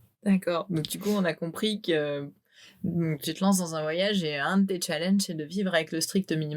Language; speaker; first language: French; native; French